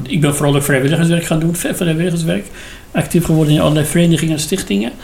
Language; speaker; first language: Dutch; non-native, fluent; Persian